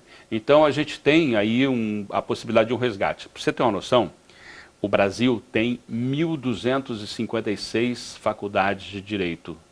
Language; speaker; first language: Portuguese; native; Portuguese